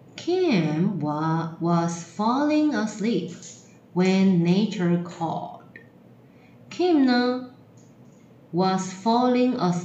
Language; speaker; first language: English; non-native, fluent; Chinese